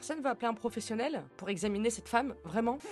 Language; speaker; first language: French; native; French